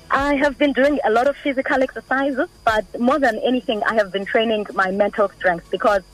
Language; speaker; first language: English; non-native, local second language; Xhosa